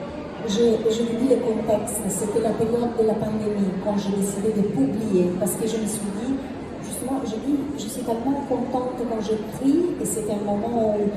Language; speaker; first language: French; non-native, fluent; Italian